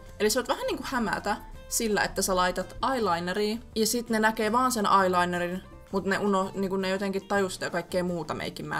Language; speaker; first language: Finnish; native; Finnish